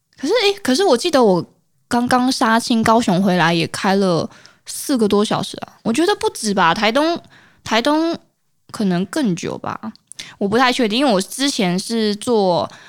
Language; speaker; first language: Chinese; native; Chinese